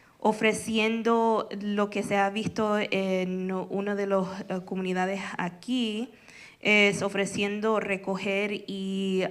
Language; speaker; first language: Spanish; early bilingual, other home language; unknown